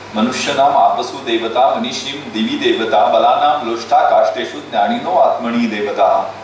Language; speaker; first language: Hindi; non-native, local second language; Marathi